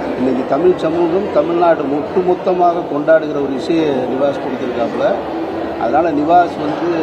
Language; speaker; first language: Tamil; native; Tamil